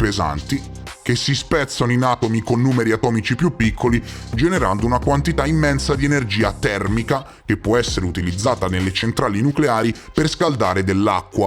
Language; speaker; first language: Italian; native; Italian